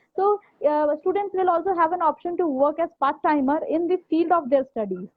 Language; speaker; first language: English; non-native, local second language; Hindi